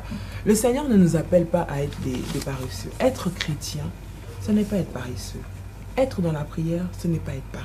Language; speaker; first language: French; non-native, local second language; Lingala